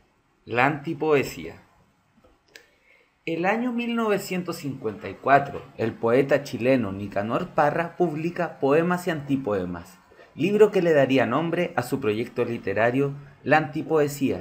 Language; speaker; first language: Spanish; native; Spanish